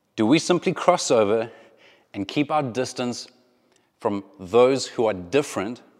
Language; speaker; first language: English; native; English